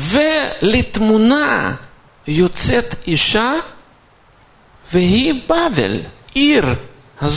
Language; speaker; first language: Hebrew; non-native, fluent; Russian